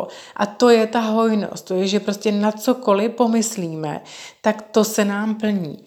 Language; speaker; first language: Czech; native; Czech